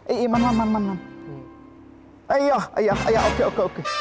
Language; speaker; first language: Chinese; non-native, learner; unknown